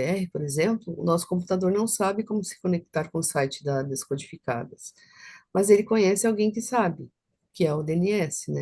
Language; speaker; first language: Portuguese; native; Portuguese